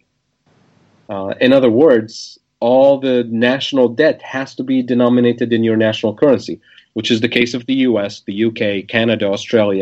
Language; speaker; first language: English; non-native, fluent; Arabic